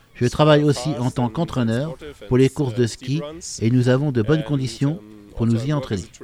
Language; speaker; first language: French; non-native, fluent; German